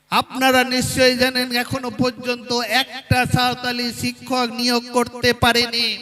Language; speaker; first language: Bangla; non-native, local second language; Santali